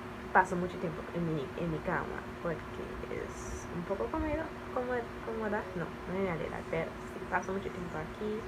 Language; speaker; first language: Spanish; non-native, learner; English